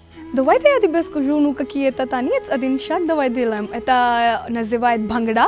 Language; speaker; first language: Russian; non-native, learner; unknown